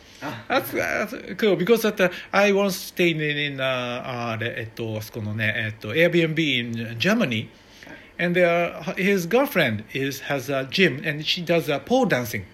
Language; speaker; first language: English; non-native, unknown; Japanese